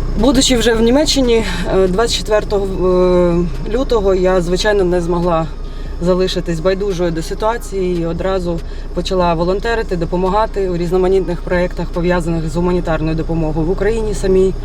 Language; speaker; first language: Ukrainian; native; Ukrainian